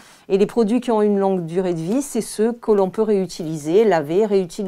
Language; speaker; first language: French; native; French